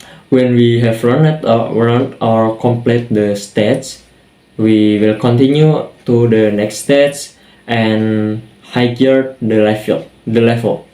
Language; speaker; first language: English; non-native, learner; Indonesian